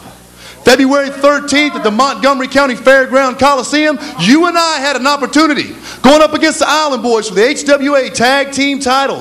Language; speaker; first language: English; native; English